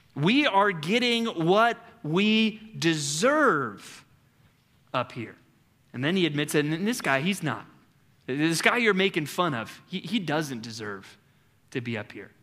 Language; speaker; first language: English; native; English